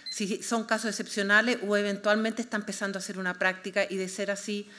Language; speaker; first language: Spanish; native; Spanish